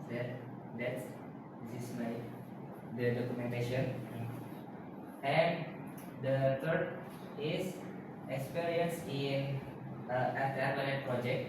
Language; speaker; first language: English; non-native, learner; Indonesian